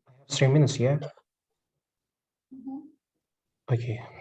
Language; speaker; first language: English; non-native, learner; Russian